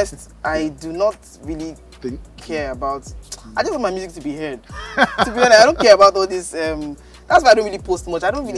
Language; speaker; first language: English; non-native, local second language; Yoruba